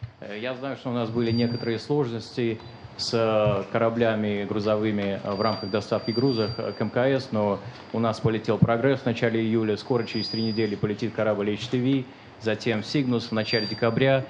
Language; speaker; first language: Russian; native; Russian